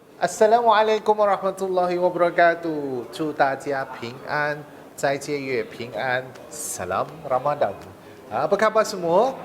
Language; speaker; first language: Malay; non-native, local second language; Chinese